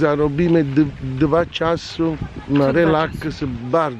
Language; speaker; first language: Polish; non-native, learner; Italian